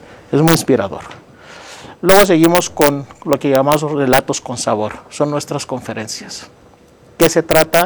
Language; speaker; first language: Spanish; non-native, fluent; Greek